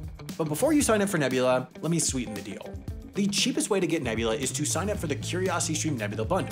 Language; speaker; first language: English; native; English